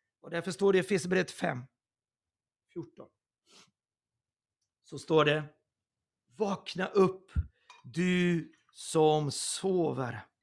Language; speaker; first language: Swedish; non-native, fluent; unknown